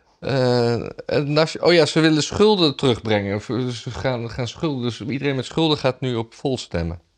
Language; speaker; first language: Dutch; native; Dutch